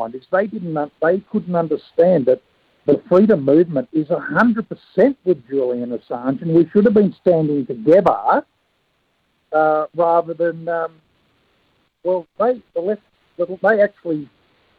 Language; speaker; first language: English; native; English